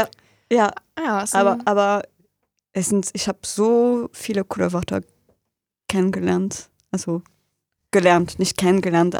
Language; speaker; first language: German; non-native, fluent; French